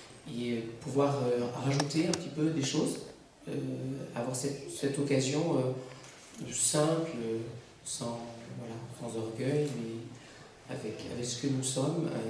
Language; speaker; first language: French; native; French